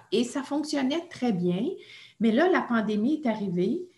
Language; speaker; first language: French; native; French